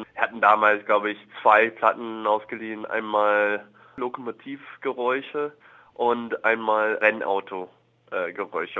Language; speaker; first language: German; non-native, fluent; English